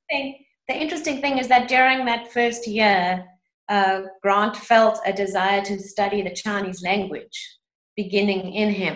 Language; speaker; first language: English; native; English